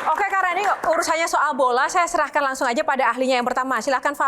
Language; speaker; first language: Indonesian; native; Indonesian